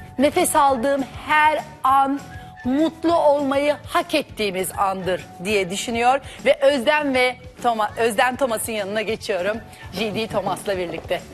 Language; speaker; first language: Turkish; native; Turkish